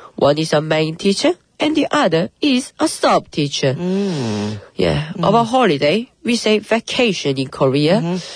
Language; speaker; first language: English; early bilingual, other home language; Korean